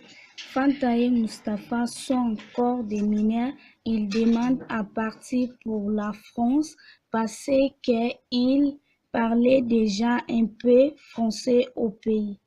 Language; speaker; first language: French; non-native, learner; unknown